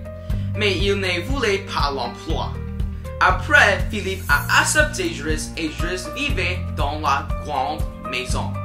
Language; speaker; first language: French; non-native, learner; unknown